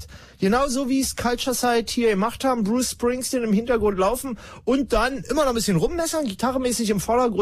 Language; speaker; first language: German; native; German